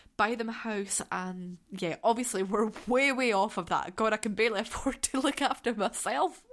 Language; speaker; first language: English; native; English